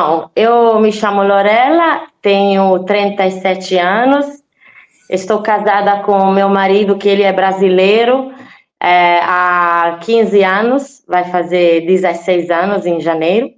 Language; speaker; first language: Portuguese; non-native, fluent; Italian